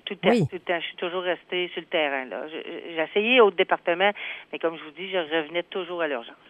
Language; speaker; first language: French; native; French